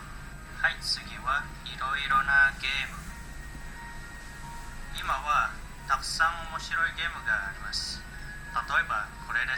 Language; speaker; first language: Japanese; non-native, learner; Indonesian